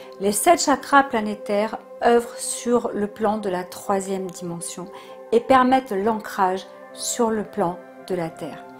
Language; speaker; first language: French; native; French